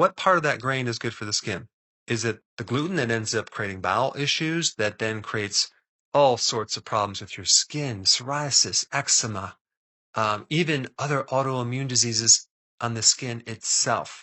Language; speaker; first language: English; native; English